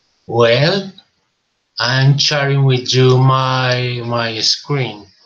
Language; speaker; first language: English; non-native, learner; Spanish